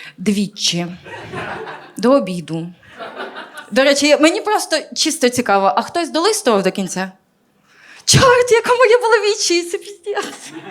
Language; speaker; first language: Ukrainian; native; Ukrainian